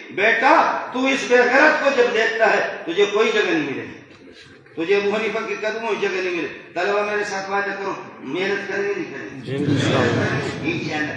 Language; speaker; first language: Urdu; non-native, local second language; Brahui